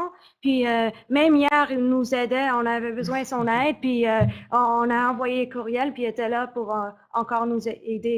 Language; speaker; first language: French; non-native, fluent; English